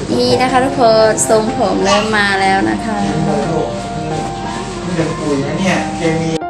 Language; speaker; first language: Thai; non-native, local second language; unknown